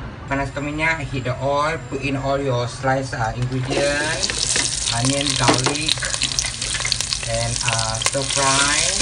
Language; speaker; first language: English; non-native, local second language; Malay